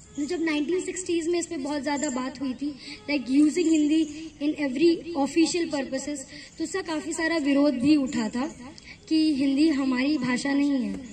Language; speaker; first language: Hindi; native; Hindi